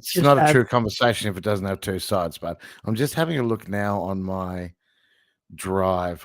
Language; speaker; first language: English; native; English